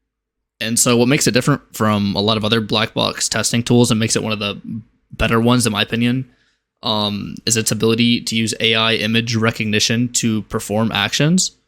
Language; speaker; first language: English; native; English